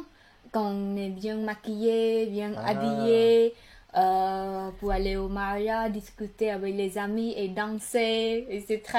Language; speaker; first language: French; non-native, learner; Khmer